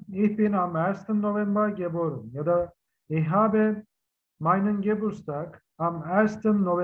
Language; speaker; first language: German; non-native, fluent; Turkish